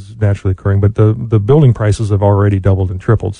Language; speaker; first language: English; native; English